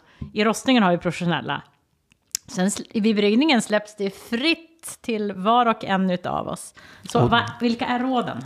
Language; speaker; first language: Swedish; native; Swedish